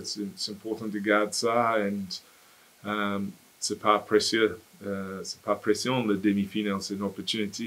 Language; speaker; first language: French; non-native, fluent; English